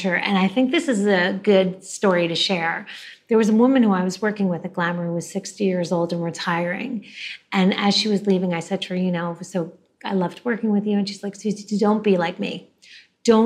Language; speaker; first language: English; native; English